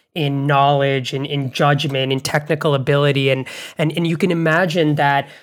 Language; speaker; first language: English; non-native, local second language; Bangla